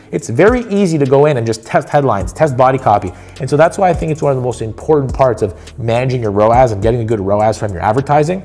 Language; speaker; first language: English; native; English